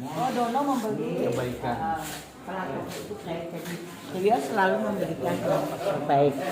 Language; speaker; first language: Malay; non-native, local second language; Javanese